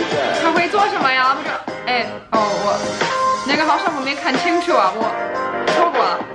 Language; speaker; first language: Chinese; non-native, fluent; English